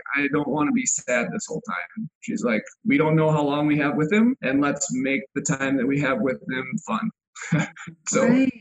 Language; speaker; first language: English; native; English